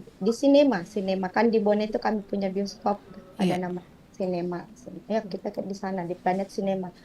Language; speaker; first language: Indonesian; non-native, local second language; Buginese